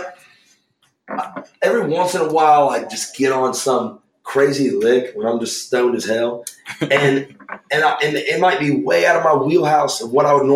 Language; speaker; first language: English; native; English